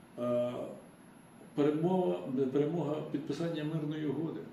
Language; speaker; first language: Ukrainian; native; Ukrainian